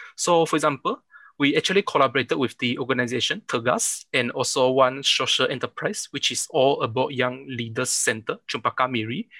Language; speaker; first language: English; non-native, local second language; Chinese